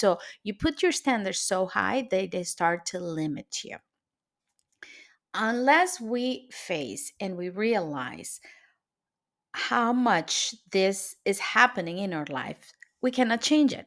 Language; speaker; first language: English; non-native, fluent; Spanish